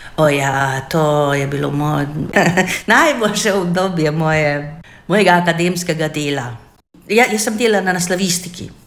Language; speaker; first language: Slovenian; non-native, fluent; Hungarian